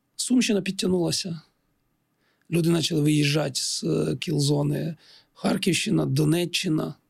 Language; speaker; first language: Ukrainian; non-native, local second language; Russian